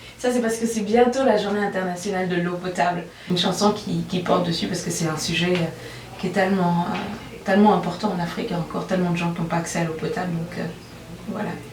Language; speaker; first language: French; non-native, local second language; Bambara